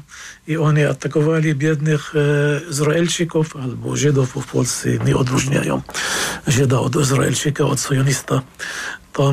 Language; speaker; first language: Polish; non-native, fluent; Arabic